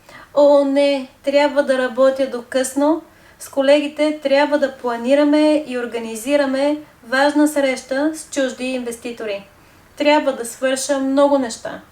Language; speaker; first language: Bulgarian; non-native, fluent; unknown